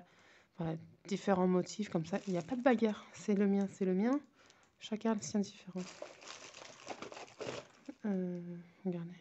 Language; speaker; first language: French; native; French